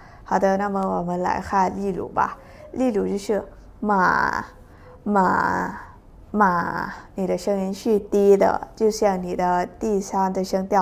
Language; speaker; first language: Chinese; non-native, fluent; Thai